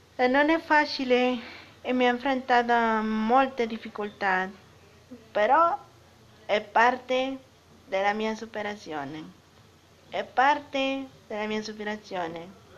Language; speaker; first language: Italian; non-native, learner; Spanish